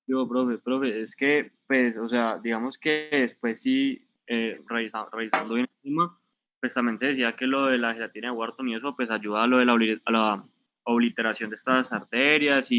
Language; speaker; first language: Spanish; native; Spanish